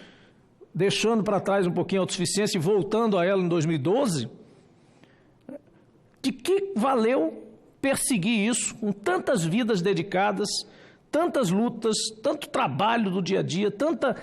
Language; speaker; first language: Portuguese; native; Portuguese